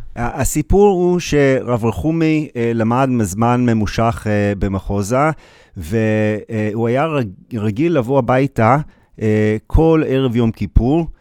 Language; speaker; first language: Hebrew; non-native, fluent; English